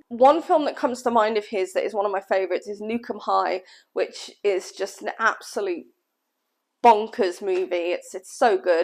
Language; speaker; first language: English; native; English